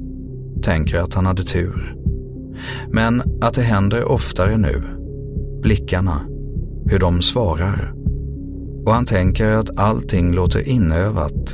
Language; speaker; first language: Swedish; native; Swedish